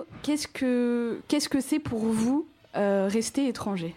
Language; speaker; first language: French; native; French